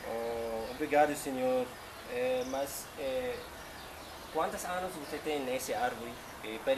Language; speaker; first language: Portuguese; non-native, learner; Arabic